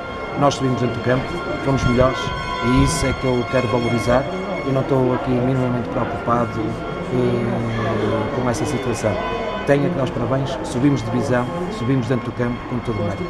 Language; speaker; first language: Portuguese; native; Portuguese